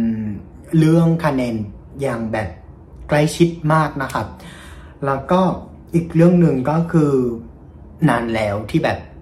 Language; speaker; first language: Thai; non-native, fluent; Vietnamese